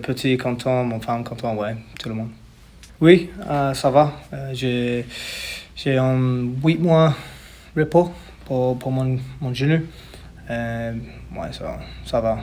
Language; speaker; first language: French; non-native, learner; English